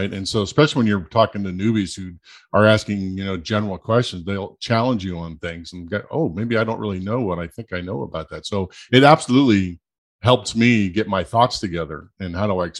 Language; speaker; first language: English; native; English